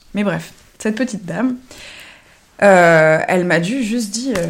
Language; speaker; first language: French; native; French